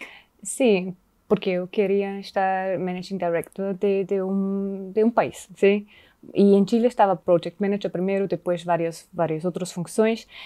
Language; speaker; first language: Portuguese; non-native, fluent; German